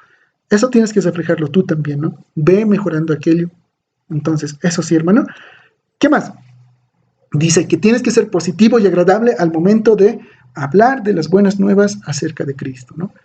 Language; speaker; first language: Spanish; native; Spanish